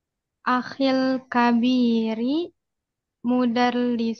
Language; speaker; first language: Arabic; non-native, learner; Indonesian